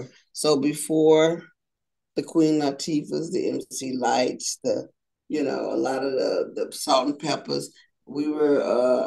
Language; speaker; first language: English; native; English